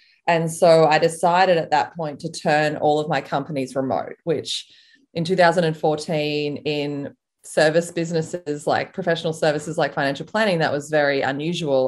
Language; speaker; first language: English; native; English